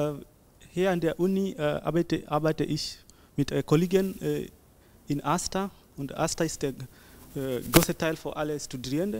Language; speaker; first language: German; non-native, learner; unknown